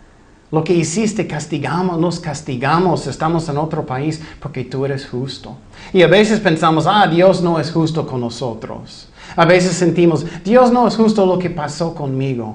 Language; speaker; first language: Spanish; non-native, fluent; English